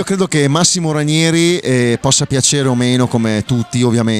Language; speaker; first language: Italian; native; Italian